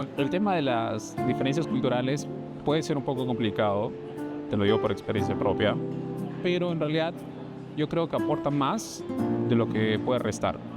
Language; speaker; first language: Spanish; native; Spanish